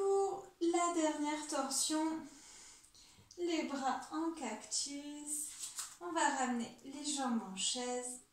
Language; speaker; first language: French; native; French